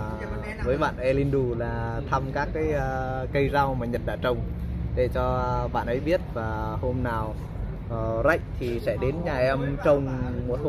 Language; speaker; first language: Vietnamese; native; Vietnamese